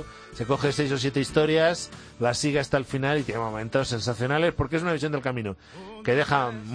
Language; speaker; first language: Spanish; native; Spanish